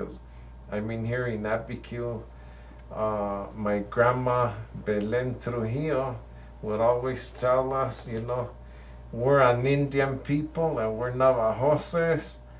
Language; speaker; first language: English; early bilingual, other home language; Spanish